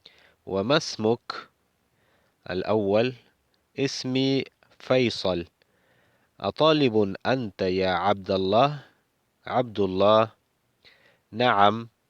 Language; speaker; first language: Arabic; non-native, fluent; Spanish